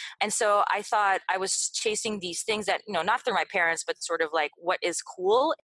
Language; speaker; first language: English; early bilingual, other home language; Chinese